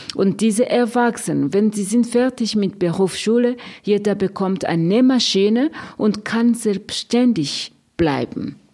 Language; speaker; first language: German; non-native, fluent; Rundi